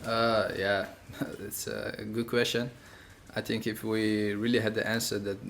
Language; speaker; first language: English; non-native, fluent; Dutch